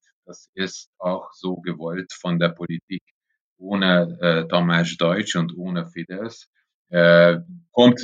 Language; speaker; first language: German; non-native, fluent; Hungarian